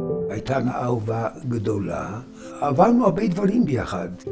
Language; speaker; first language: Hebrew; non-native, fluent; English